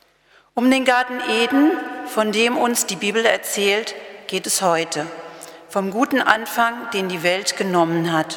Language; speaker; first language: German; native; German